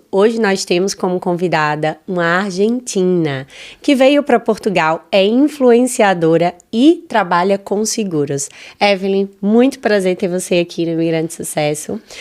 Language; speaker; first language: Portuguese; native; Portuguese